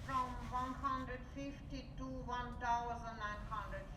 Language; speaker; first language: English; non-native, learner; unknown